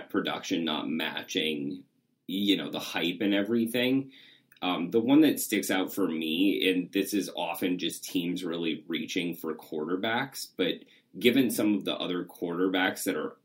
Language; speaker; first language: English; native; English